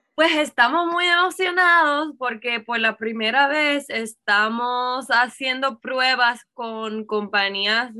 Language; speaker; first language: Spanish; non-native, learner; English